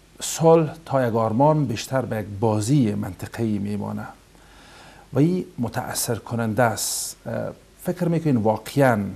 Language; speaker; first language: Persian; native; Persian